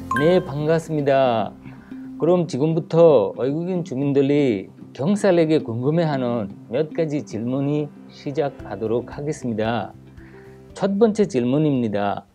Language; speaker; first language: Korean; non-native, fluent; Bangla